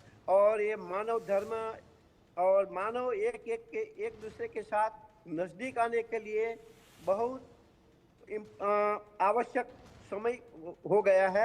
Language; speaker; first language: Hindi; non-native, local second language; Gujarati